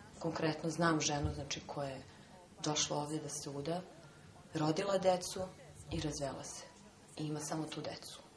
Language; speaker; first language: Serbian; non-native, fluent; Armenian